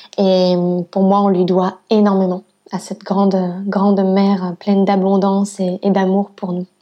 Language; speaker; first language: French; native; French